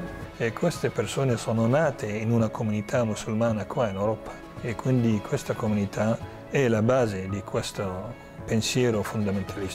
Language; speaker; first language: Italian; non-native, fluent; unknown